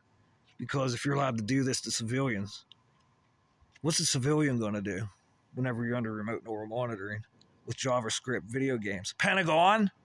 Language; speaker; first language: English; native; English